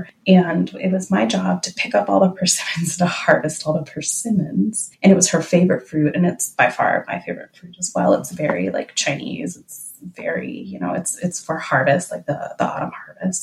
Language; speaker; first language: English; native; English